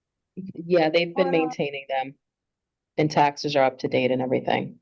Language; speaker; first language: English; native; English